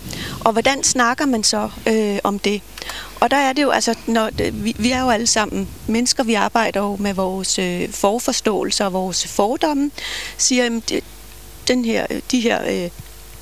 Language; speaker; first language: Danish; native; Danish